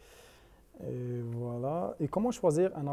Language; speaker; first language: French; non-native, fluent; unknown